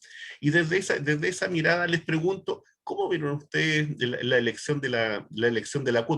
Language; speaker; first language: Spanish; native; Spanish